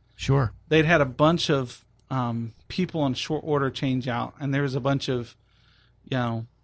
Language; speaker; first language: English; native; English